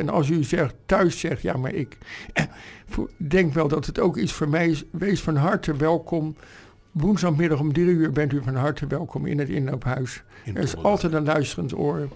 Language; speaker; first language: Dutch; native; Dutch